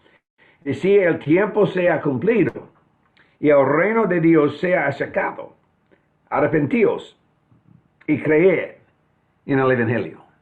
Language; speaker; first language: Spanish; non-native, fluent; English